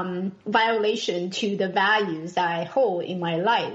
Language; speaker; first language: English; non-native, fluent; Chinese